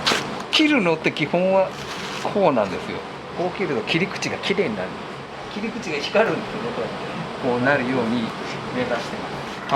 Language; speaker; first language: Japanese; native; Japanese